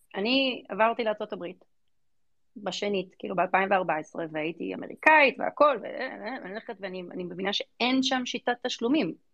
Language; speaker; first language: Hebrew; early bilingual, other home language; English